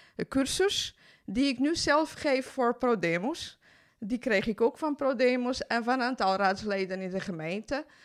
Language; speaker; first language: Dutch; non-native, fluent; Portuguese